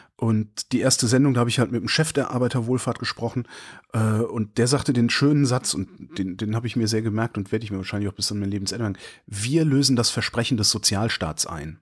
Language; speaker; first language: German; native; German